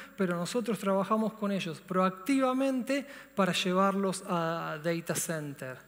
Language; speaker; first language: Spanish; native; Spanish